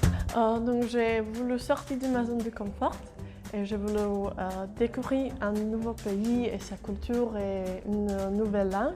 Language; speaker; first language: French; non-native, fluent; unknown